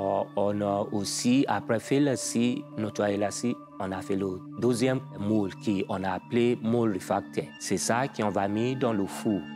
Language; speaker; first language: French; non-native, learner; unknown